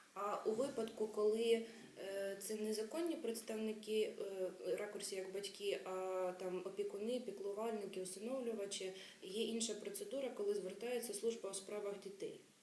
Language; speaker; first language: Ukrainian; native; Ukrainian